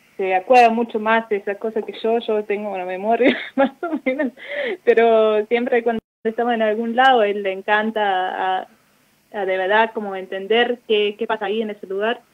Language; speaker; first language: Spanish; non-native, fluent; German